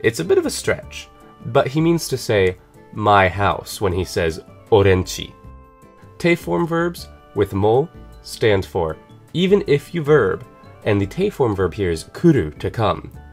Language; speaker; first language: English; native; English